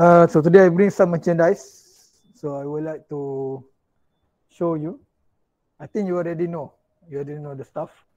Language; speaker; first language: English; non-native, local second language; Malay